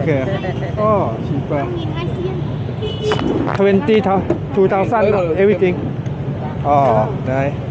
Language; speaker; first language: English; non-native, learner; Thai